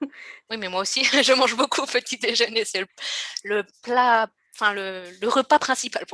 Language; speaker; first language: French; native; French